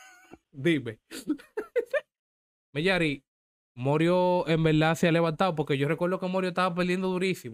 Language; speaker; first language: Spanish; native; Spanish